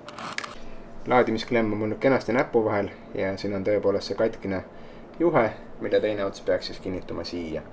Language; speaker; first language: Estonian; native; Estonian